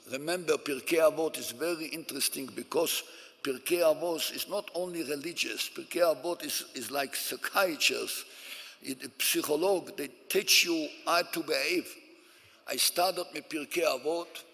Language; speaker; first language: English; non-native, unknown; Hebrew